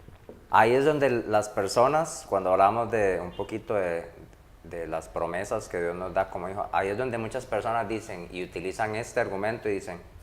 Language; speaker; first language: Spanish; native; Spanish